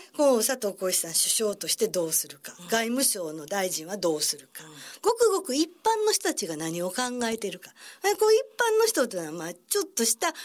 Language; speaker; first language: Japanese; native; Japanese